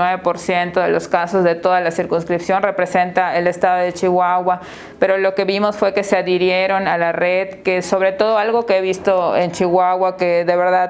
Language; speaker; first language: Spanish; native; Spanish